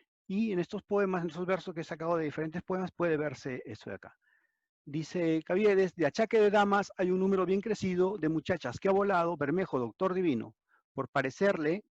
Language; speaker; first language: Spanish; native; Spanish